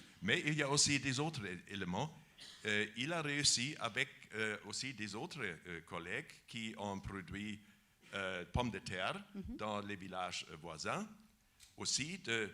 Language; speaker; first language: French; non-native, fluent; German